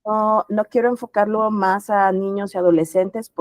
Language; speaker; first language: Spanish; native; Spanish